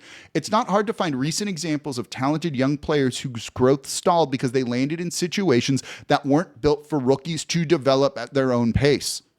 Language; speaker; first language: English; native; English